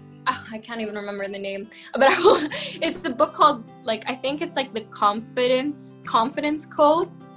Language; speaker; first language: English; early bilingual, heritage; English